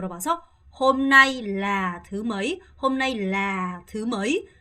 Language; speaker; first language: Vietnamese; non-native, fluent; Korean